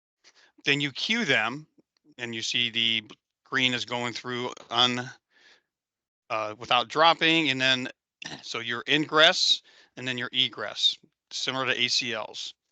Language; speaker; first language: English; native; English